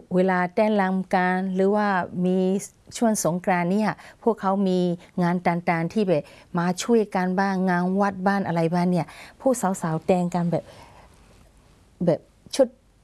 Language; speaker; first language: Thai; non-native, fluent; Burmese